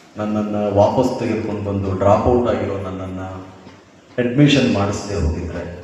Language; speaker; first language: Kannada; native; Kannada